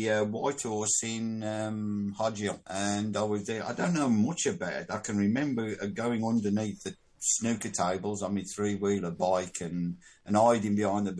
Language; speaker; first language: English; native; English